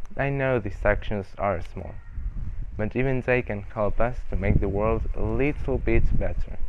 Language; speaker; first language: English; non-native, fluent; Spanish